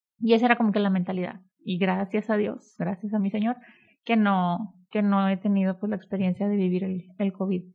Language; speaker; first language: Spanish; native; Spanish